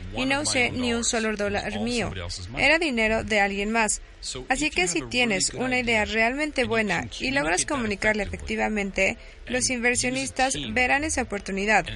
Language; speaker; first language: Spanish; non-native, fluent; English